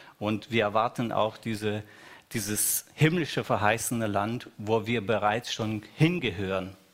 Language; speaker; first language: German; non-native, fluent; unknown